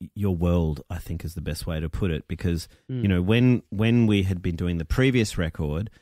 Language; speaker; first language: English; native; English